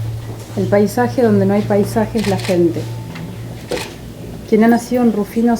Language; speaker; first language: Spanish; native; Spanish